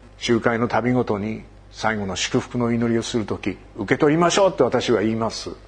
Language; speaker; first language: Japanese; native; Japanese